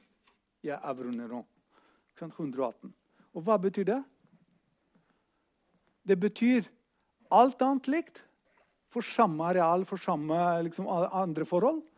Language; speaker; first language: Norwegian; non-native, fluent; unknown